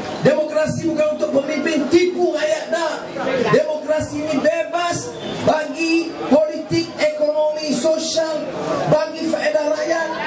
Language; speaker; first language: Malay; native; Malay